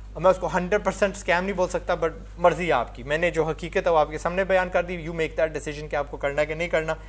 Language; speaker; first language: Urdu; non-native, fluent; English